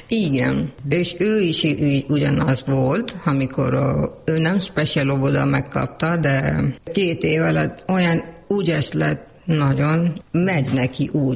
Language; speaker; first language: Hungarian; non-native, learner; Urdu